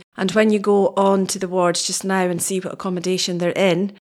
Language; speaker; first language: English; native; English